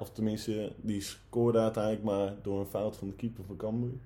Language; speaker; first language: Dutch; native; Dutch